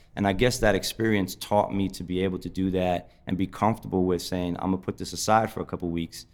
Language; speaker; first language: English; native; English